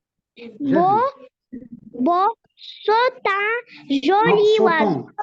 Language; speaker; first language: French; non-native, learner; Arabic